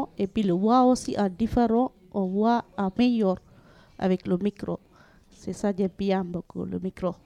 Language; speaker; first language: French; non-native, learner; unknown